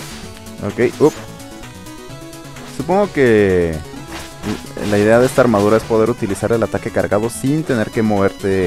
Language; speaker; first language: Spanish; native; Spanish